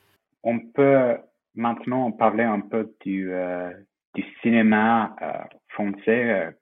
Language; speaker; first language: French; non-native, fluent; English